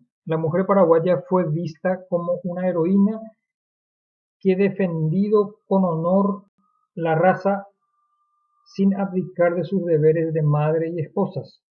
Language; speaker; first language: Spanish; native; Spanish